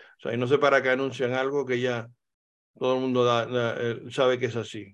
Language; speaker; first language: Spanish; native; Spanish